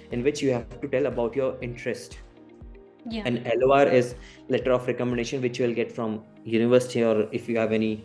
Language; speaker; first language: English; non-native, local second language; Hindi